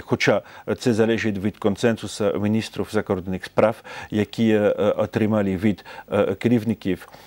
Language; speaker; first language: Ukrainian; non-native, fluent; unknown